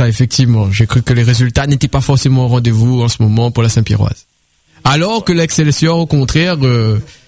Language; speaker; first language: French; native; French